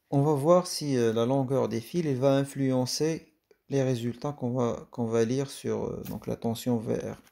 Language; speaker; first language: French; non-native, local second language; Arabic